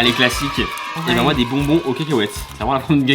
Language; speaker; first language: French; native; French